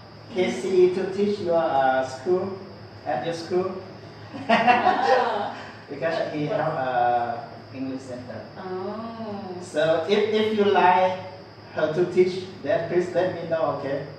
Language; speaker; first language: English; non-native, learner; Lao